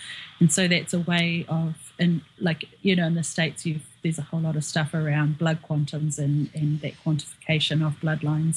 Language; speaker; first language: English; native; English